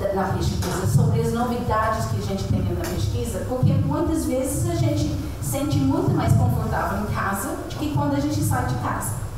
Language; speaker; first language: Portuguese; native; Portuguese